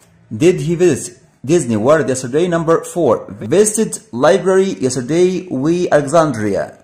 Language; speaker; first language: English; non-native, fluent; Arabic